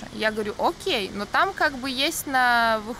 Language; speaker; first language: Russian; native; Russian